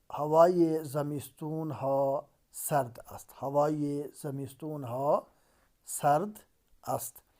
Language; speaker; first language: Persian; non-native, fluent; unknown